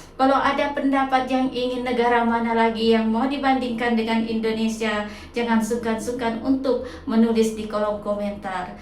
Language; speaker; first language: Indonesian; native; Indonesian